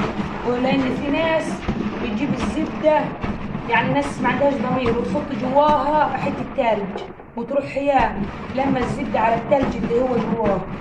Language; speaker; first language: Arabic; native; Arabic